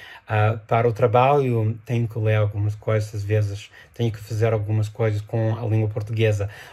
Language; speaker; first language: Portuguese; non-native, fluent; English